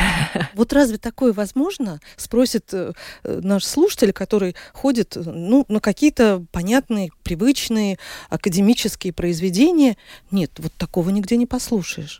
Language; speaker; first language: Russian; native; Russian